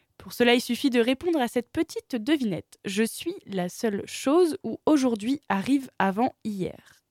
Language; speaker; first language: French; native; French